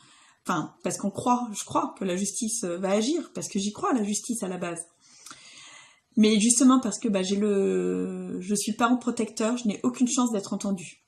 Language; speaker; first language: French; native; French